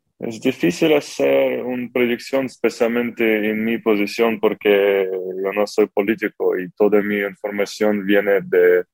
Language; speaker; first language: Spanish; non-native, learner; Ukrainian